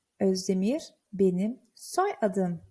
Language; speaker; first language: Turkish; early bilingual, heritage; Turkish